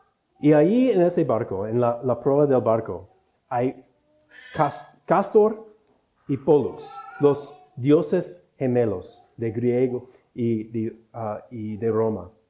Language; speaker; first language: Spanish; non-native, fluent; English